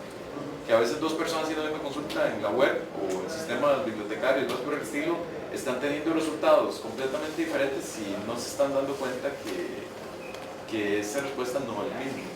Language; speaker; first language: Spanish; native; Spanish